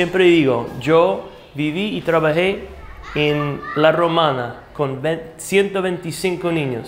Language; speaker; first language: Spanish; non-native, fluent; English